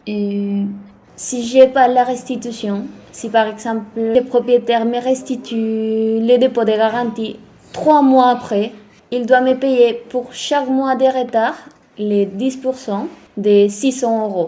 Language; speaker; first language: French; non-native, fluent; Spanish